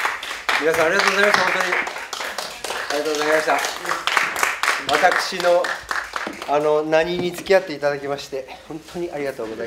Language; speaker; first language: Japanese; native; Japanese